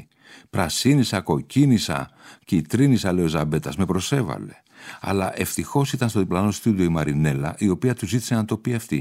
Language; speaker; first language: Greek; native; Greek